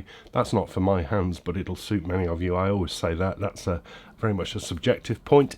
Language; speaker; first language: English; native; English